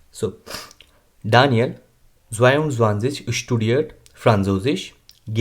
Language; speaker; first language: German; non-native, learner; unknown